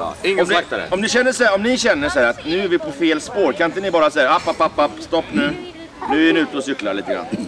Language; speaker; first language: Swedish; native; Swedish